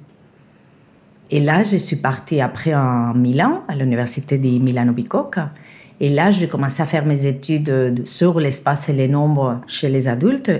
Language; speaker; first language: French; non-native, fluent; Spanish